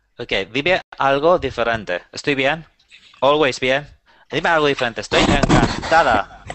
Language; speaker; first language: Spanish; native; Spanish